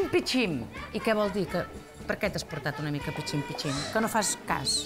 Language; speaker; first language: Catalan; native; Catalan